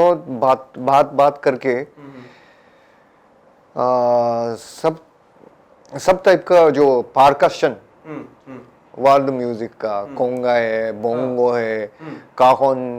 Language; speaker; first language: Hindi; non-native, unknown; Japanese